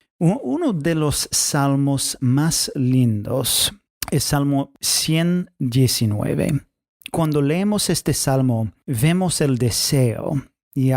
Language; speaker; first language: Spanish; non-native, fluent; English